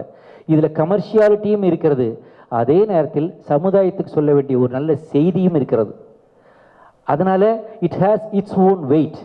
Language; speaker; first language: Tamil; native; Tamil